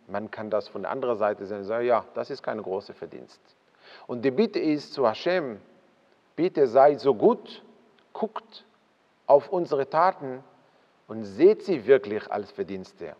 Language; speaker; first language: German; non-native, fluent; Hebrew